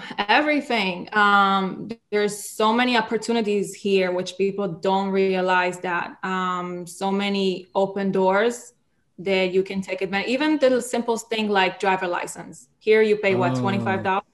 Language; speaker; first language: English; non-native, fluent; Hebrew